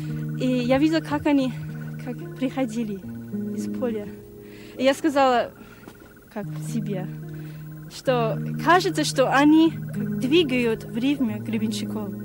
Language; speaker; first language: Russian; non-native, fluent; English